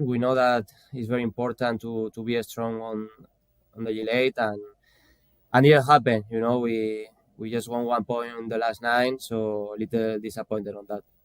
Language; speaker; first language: English; non-native, fluent; Spanish